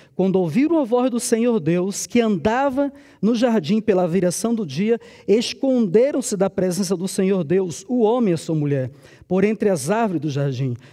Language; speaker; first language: Portuguese; native; Portuguese